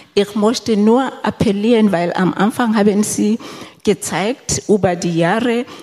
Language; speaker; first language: German; non-native, fluent; Southern Sotho